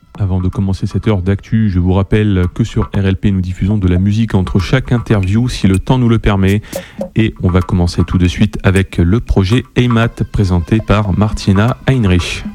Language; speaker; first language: French; native; French